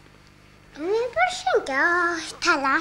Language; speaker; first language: Icelandic; early bilingual, heritage; Icelandic